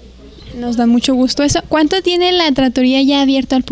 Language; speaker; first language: Spanish; native; Spanish